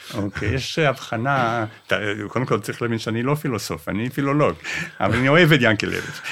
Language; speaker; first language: Hebrew; non-native, fluent; English